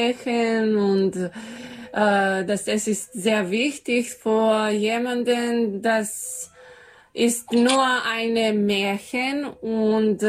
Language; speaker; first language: German; non-native, learner; Serbian